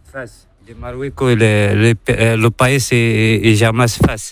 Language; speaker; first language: Spanish; non-native, learner; Arabic